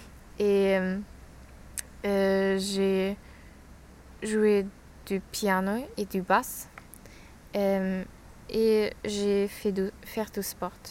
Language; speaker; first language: French; non-native, learner; German